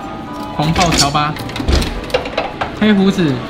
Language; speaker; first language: Chinese; native; Chinese